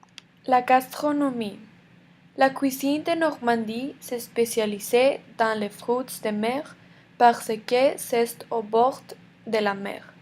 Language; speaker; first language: French; non-native, learner; Spanish